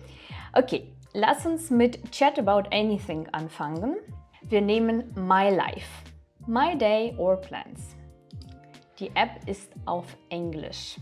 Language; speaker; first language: German; non-native, fluent; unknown